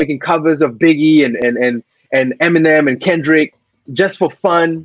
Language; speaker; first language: English; non-native, local second language; Tamil